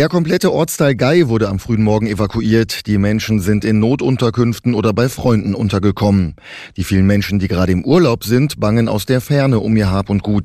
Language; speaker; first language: German; native; German